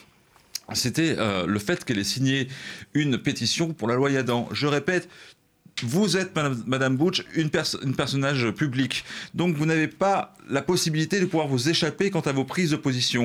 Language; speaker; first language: French; native; French